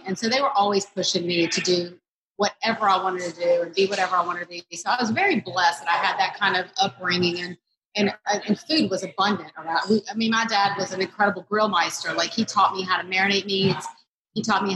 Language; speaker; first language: English; native; English